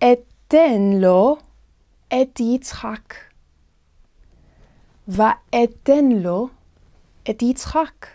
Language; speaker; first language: Hebrew; non-native, fluent; English